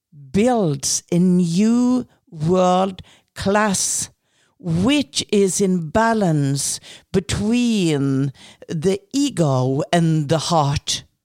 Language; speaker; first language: English; non-native, fluent; Norwegian